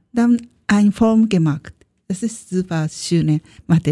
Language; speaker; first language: German; non-native, learner; Japanese